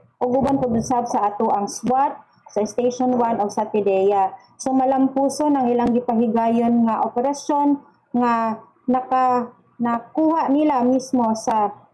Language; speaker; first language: Cebuano; native; Cebuano